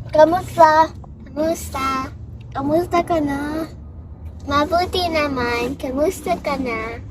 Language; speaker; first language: Filipino; non-native, learner; English